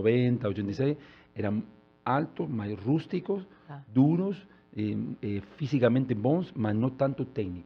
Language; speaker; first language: Portuguese; non-native, learner; Spanish